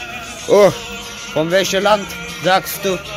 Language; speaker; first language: German; early bilingual, other home language; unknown